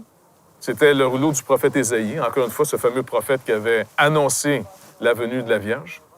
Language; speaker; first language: French; native; French